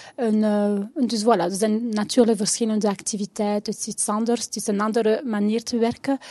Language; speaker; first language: Dutch; non-native, local second language; French